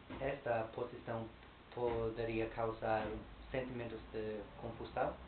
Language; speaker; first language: Portuguese; non-native, learner; English